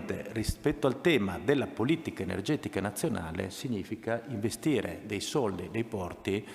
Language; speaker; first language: Italian; native; Italian